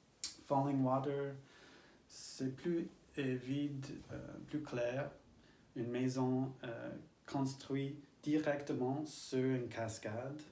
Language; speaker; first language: French; non-native, learner; English